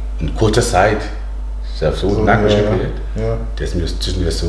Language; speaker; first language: German; non-native, learner; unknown